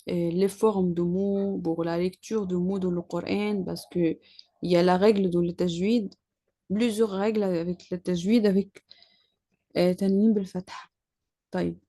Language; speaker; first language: French; non-native, learner; Arabic